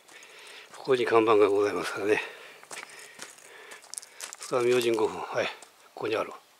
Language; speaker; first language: Japanese; native; Japanese